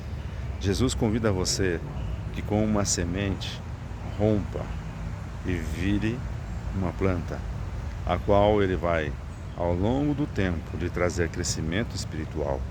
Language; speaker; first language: Portuguese; native; Portuguese